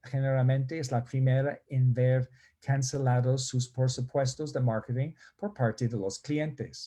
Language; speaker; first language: Spanish; non-native, fluent; English